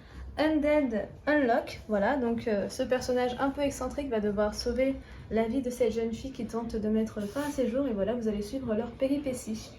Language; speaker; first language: French; native; French